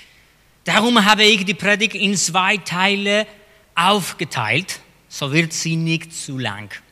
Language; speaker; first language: German; non-native, fluent; Spanish